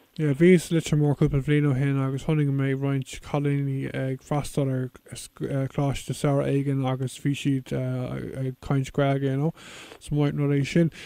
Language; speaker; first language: Irish; non-native, local second language; English